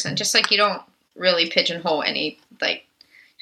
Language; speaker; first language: English; native; English